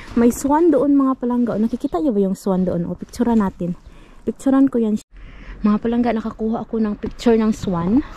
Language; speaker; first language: Filipino; non-native, local second language; Hiligaynon